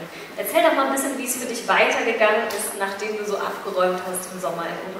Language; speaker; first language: German; native; German